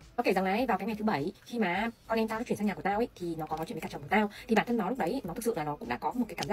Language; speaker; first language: Vietnamese; native; Vietnamese